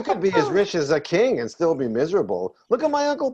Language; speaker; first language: English; native; English